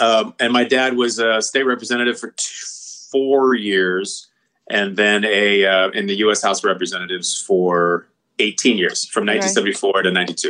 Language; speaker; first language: English; native; English